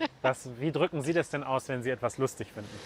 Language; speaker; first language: German; native; German